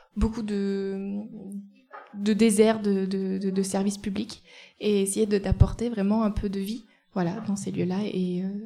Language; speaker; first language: French; native; French